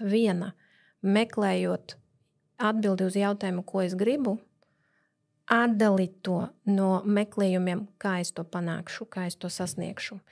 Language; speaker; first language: Latvian; non-native, local second language; Russian